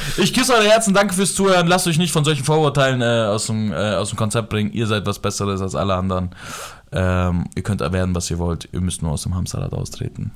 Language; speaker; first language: German; early bilingual, other home language; Persian